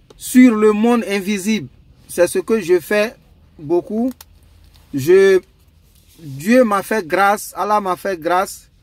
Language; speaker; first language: French; non-native, local second language; Dyula